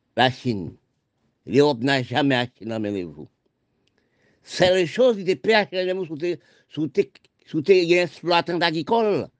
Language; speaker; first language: French; non-native, local second language; Haitian Creole